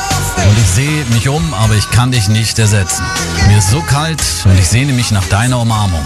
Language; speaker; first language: German; native; German